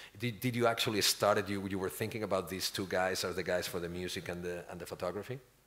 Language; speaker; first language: English; non-native, fluent; Spanish